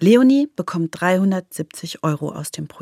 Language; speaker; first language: German; native; German